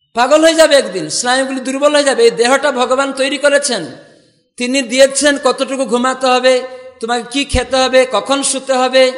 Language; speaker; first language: Bangla; non-native, fluent; Odia